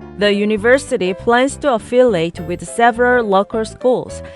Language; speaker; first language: English; non-native, fluent; Korean